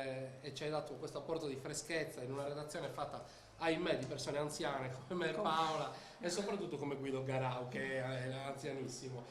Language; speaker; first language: Italian; native; Italian